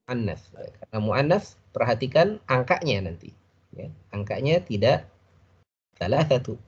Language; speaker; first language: Indonesian; native; Indonesian